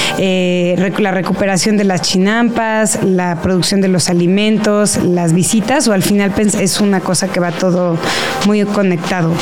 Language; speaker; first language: Spanish; native; Spanish